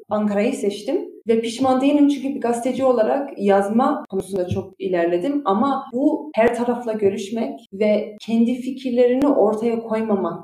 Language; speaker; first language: Turkish; early bilingual, heritage; Turkish